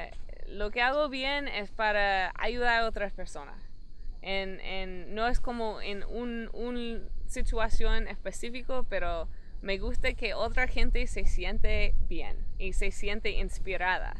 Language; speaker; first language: Spanish; non-native, fluent; English